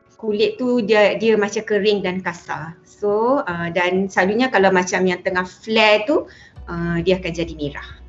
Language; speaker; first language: Malay; native; Malay